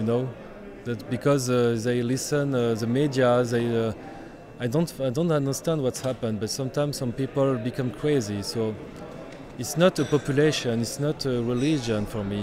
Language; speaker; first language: English; non-native, learner; French